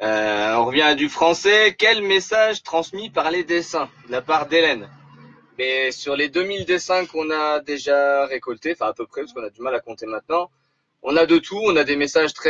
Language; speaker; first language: French; native; French